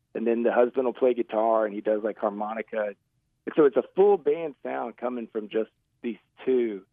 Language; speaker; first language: English; native; English